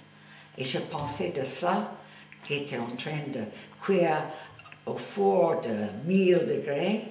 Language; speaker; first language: French; non-native, fluent; English